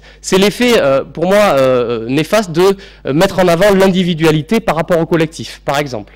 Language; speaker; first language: French; native; French